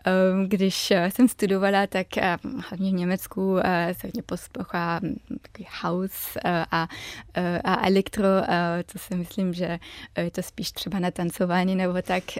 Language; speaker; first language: Czech; early bilingual, heritage; German